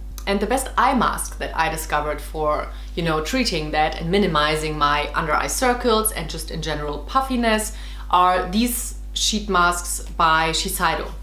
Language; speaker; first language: English; non-native, fluent; German